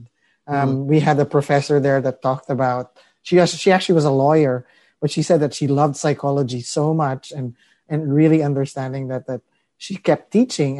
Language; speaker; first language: English; non-native, local second language; Filipino